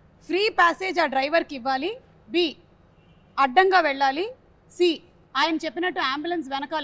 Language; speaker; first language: Telugu; native; Telugu